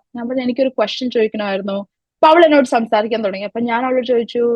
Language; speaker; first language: Malayalam; early bilingual, other home language; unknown